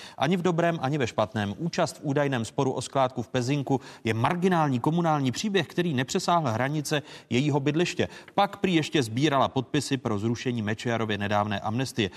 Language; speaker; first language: Czech; native; Czech